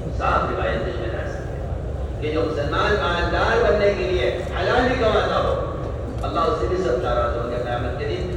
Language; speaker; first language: Urdu; native; Urdu